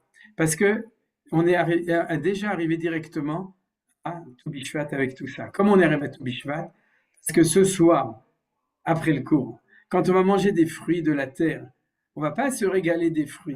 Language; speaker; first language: French; native; French